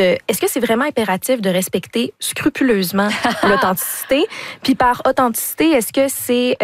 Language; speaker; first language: French; native; French